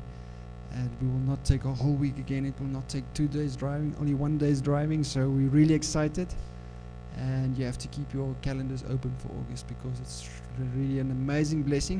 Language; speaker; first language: English; non-native, local second language; Afrikaans